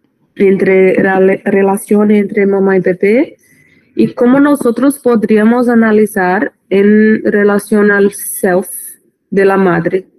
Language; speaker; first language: Spanish; non-native, learner; Portuguese